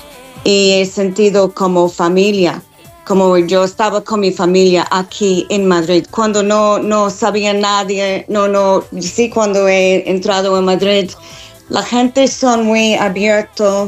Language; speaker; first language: Spanish; non-native, learner; English